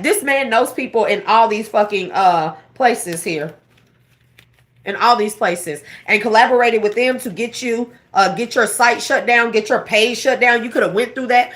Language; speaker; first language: English; native; English